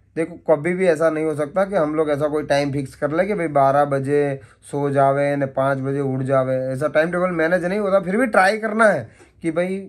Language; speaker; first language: Hindi; non-native, local second language; Gujarati